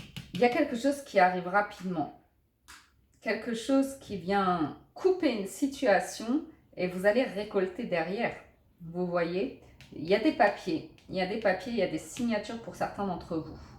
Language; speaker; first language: French; native; French